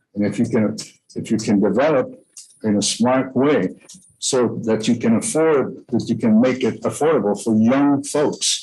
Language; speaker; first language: English; non-native, fluent; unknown